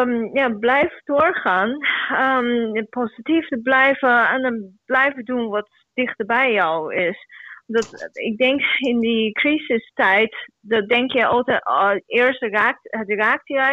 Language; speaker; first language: Dutch; non-native, fluent; Chinese